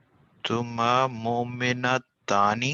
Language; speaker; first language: Arabic; non-native, learner; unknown